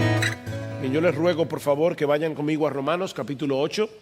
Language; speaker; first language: Spanish; native; Spanish